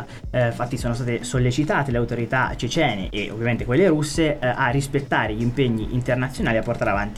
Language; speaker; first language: Italian; native; Italian